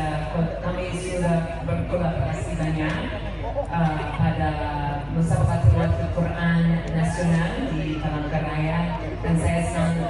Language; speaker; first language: Indonesian; non-native, fluent; English